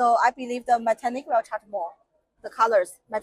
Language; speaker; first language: English; non-native, fluent; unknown